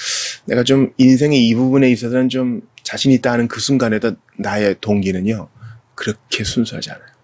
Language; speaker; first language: Korean; native; Korean